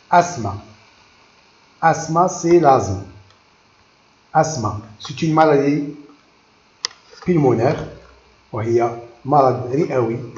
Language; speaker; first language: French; non-native, local second language; Arabic